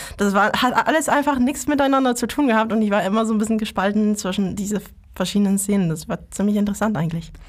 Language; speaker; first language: German; non-native, fluent; French